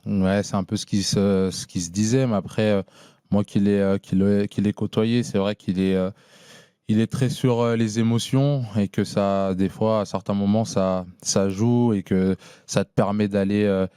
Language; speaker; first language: French; native; French